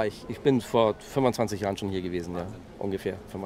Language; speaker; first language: German; native; German